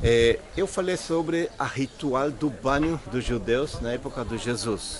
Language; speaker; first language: Portuguese; non-native, fluent; Hebrew